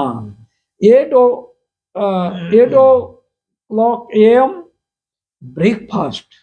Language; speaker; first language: English; non-native, local second language; Hindi